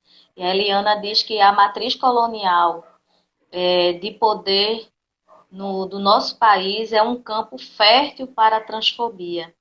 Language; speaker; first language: Portuguese; native; Portuguese